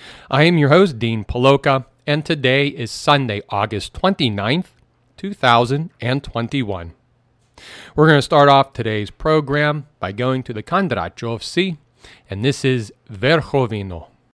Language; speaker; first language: English; native; English